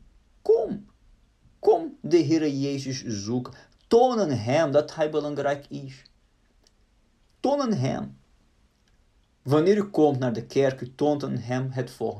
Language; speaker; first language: Dutch; non-native, fluent; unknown